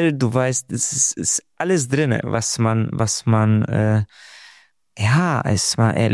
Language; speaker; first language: German; non-native, learner; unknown